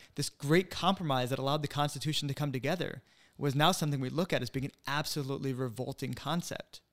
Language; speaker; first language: English; native; English